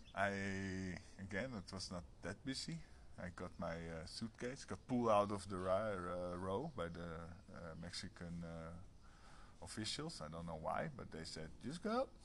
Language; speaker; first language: English; non-native, fluent; Dutch